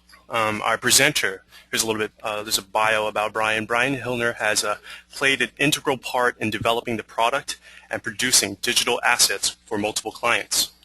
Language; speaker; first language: English; native; English